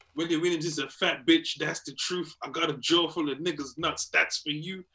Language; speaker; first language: English; native; English